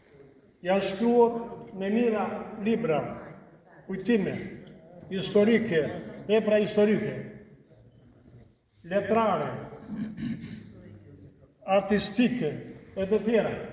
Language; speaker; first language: Albanian; native; Albanian